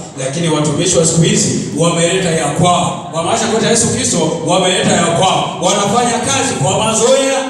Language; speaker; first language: Swahili; non-native, local second language; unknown